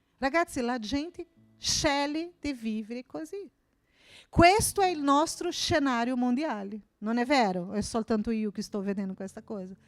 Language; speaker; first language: Italian; non-native, fluent; Portuguese